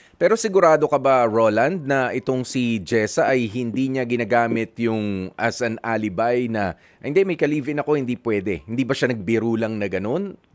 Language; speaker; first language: Filipino; native; Filipino